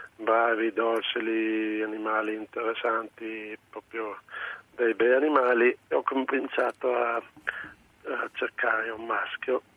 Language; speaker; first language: Italian; non-native, local second language; German